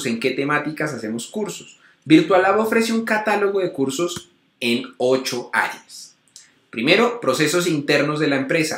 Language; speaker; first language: Spanish; native; Spanish